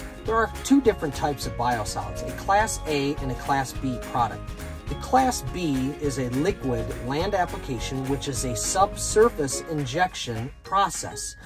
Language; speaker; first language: English; native; English